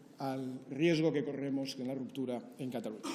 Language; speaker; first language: Spanish; native; Spanish